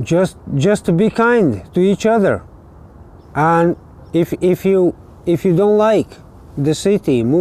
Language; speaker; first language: English; non-native, learner; Latvian